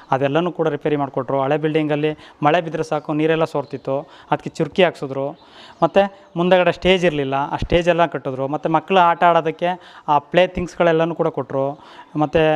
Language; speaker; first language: Kannada; native; Kannada